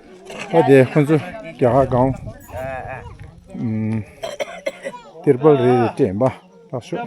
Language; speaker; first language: Kannada; non-native, local second language; Tibetan